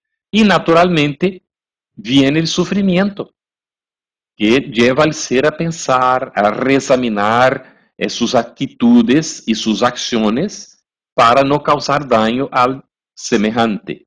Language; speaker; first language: Spanish; non-native, fluent; Portuguese